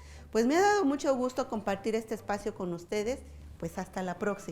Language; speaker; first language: Spanish; native; Spanish